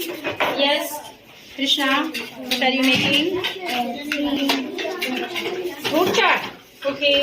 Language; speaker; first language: English; non-native, local second language; Hindi